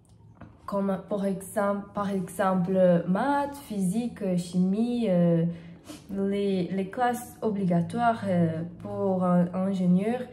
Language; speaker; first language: French; non-native, learner; Portuguese